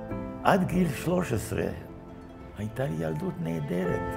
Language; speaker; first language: Hebrew; non-native, fluent; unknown